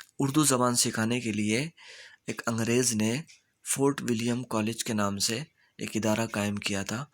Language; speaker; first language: Urdu; native; Urdu